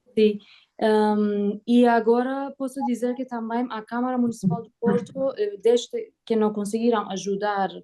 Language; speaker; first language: Portuguese; non-native, learner; Persian